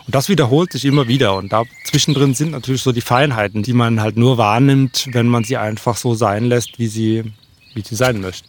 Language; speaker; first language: German; native; German